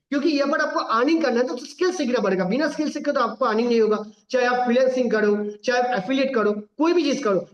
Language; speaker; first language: Hindi; non-native, local second language; Bangla